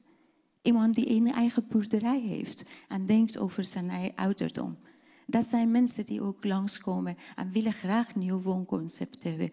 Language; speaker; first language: Dutch; non-native, fluent; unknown